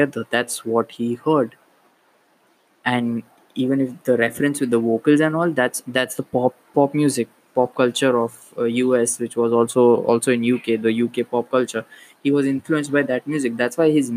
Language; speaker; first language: English; non-native, local second language; Marathi